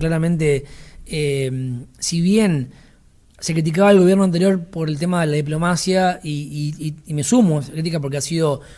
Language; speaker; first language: Spanish; native; Spanish